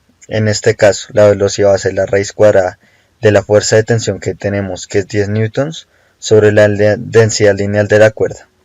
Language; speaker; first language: Spanish; native; Spanish